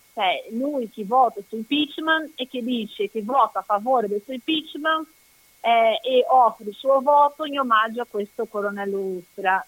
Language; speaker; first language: Italian; non-native, fluent; Portuguese